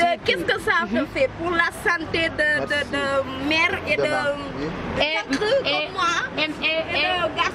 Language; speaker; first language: French; non-native, learner; Wolof